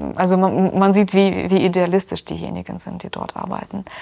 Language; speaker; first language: German; non-native, fluent; Ukrainian